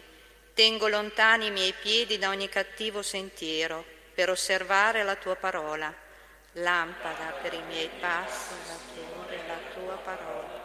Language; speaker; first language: Italian; native; Italian